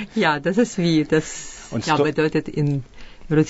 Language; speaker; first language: German; early bilingual, other home language; Russian